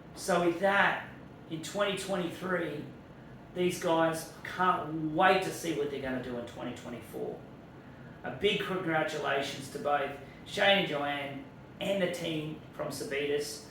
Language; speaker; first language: English; native; English